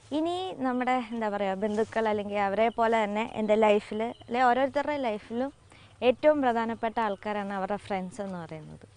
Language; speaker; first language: Malayalam; native; Malayalam